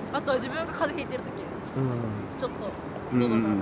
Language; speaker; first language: Japanese; native; Japanese